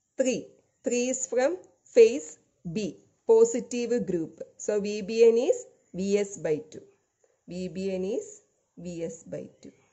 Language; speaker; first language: English; non-native, local second language; Malayalam